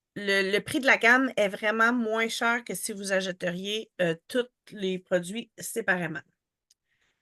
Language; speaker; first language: French; native; French